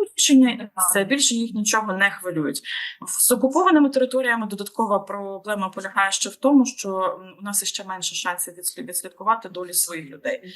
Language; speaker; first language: Ukrainian; native; Ukrainian